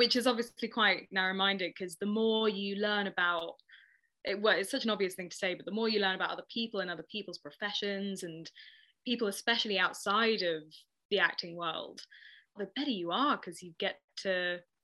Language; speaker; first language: English; native; English